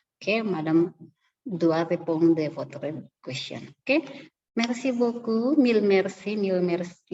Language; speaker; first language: French; non-native, learner; Indonesian